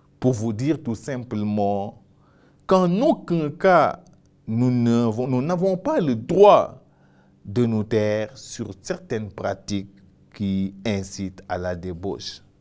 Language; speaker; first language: French; non-native, local second language; Wolof